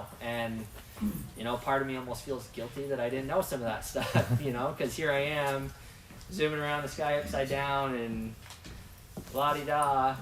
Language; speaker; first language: English; native; English